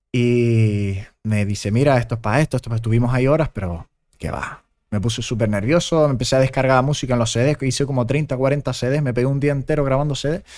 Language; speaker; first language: Spanish; early bilingual, other home language; German